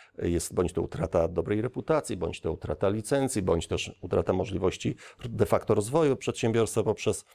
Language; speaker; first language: Polish; native; Polish